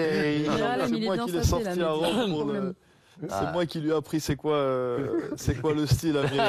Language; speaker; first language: French; native; French